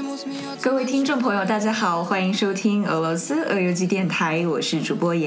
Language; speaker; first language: Chinese; native; Chinese